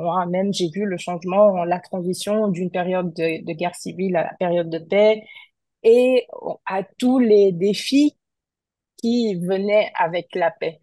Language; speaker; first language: French; non-native, fluent; Portuguese